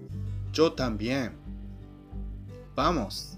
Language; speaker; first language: Spanish; non-native, fluent; Japanese